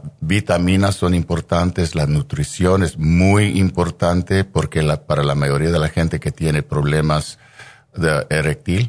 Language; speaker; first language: Spanish; early bilingual, heritage; Spanish